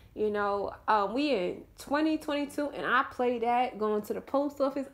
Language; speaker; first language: English; native; English